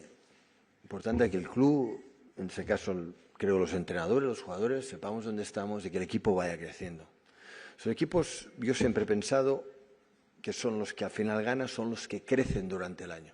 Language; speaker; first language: Spanish; native; Spanish